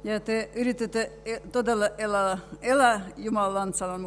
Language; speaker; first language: Finnish; non-native, fluent; Russian